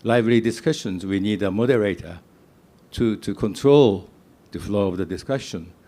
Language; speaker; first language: English; non-native, fluent; Japanese